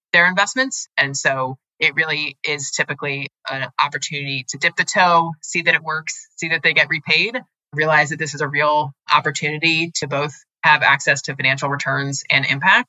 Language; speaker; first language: English; native; English